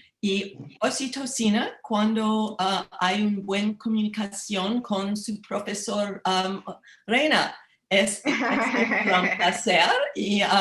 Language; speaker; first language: Spanish; non-native, learner; English